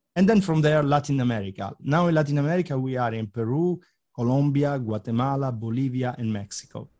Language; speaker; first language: English; non-native, fluent; Italian